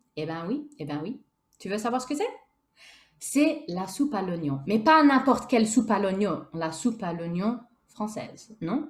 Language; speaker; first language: French; native; French